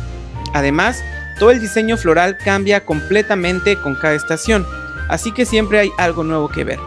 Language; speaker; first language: Spanish; native; Spanish